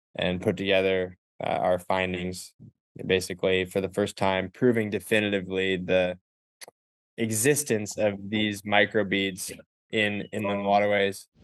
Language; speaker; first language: English; native; English